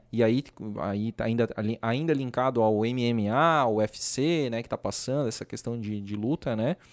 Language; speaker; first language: Portuguese; native; Portuguese